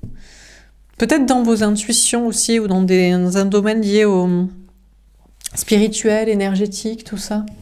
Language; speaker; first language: French; native; French